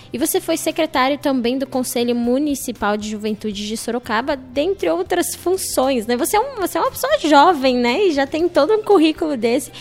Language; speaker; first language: Portuguese; native; Portuguese